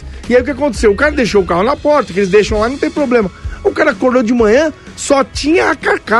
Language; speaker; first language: Portuguese; native; Portuguese